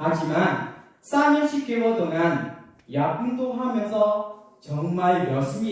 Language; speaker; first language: Korean; non-native, learner; Khmer